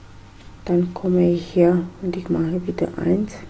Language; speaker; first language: German; non-native, fluent; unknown